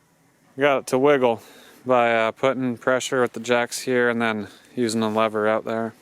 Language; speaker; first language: English; native; English